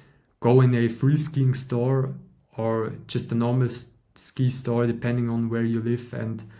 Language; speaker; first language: English; non-native, fluent; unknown